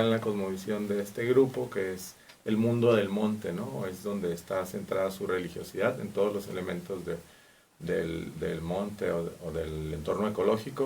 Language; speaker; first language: Spanish; native; Spanish